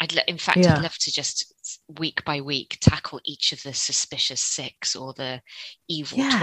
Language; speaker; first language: English; native; English